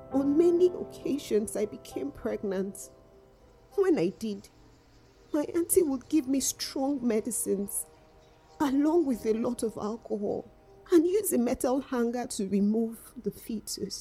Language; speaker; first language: English; non-native, local second language; Yoruba